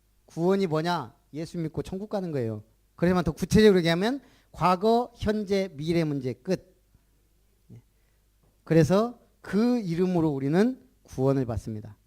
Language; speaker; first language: Korean; native; Korean